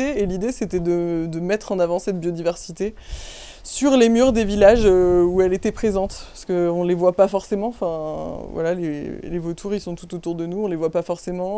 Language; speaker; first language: French; native; French